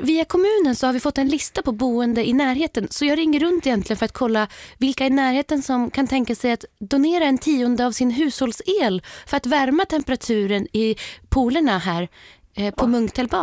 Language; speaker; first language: Swedish; native; Swedish